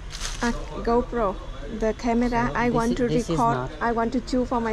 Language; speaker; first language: English; non-native, learner; Vietnamese